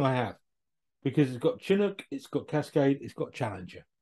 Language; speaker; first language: English; native; English